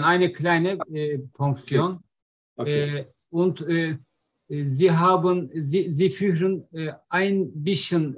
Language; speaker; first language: German; non-native, learner; Turkish